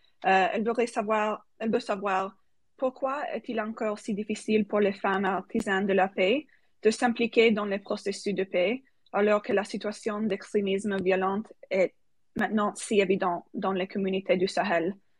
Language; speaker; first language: French; non-native, learner; English